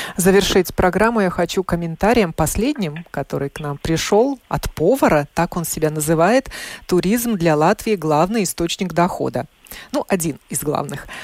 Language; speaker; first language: Russian; native; Russian